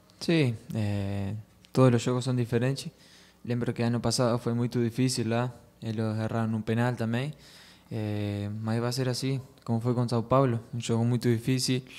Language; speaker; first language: Portuguese; non-native, fluent; Spanish